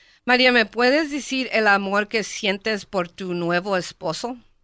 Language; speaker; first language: Spanish; non-native, learner; English